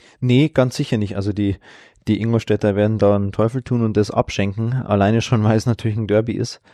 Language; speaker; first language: German; native; German